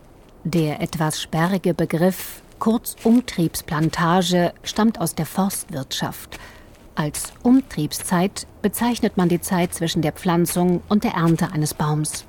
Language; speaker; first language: German; native; German